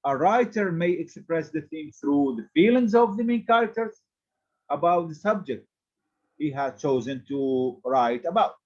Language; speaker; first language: English; non-native, fluent; Arabic